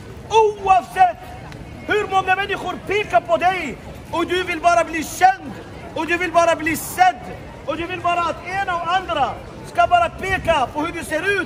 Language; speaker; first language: Swedish; non-native, fluent; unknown